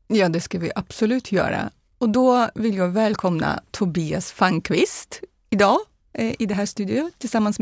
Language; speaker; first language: Swedish; non-native, fluent; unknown